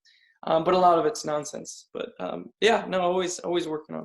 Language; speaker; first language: English; native; English